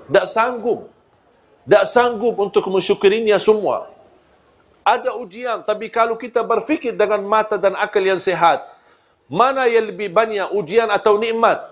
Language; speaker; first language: Malay; non-native, fluent; Arabic